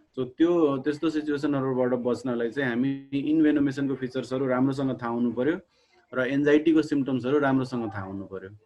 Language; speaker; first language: Nepali; non-native, local second language; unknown